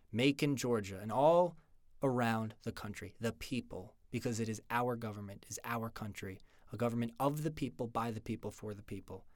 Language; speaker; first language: English; native; English